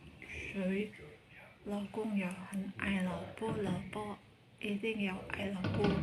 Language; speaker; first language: Chinese; non-native, learner; Indonesian